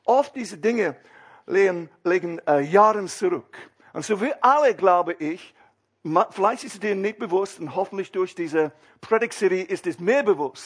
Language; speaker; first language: German; non-native, fluent; English